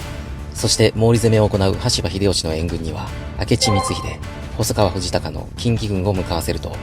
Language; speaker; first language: Japanese; native; Japanese